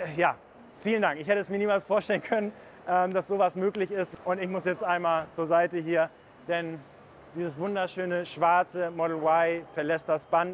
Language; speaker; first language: German; native; German